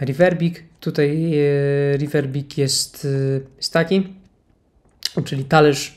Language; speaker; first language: Polish; native; Polish